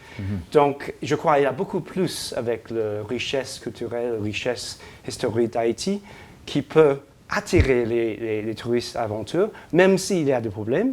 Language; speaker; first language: French; non-native, fluent; English